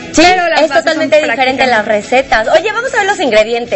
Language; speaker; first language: Spanish; native; Spanish